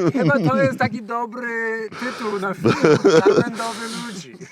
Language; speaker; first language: Polish; non-native, learner; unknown